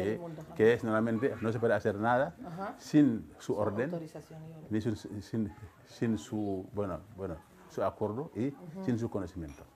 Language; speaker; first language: Spanish; non-native, fluent; Wolof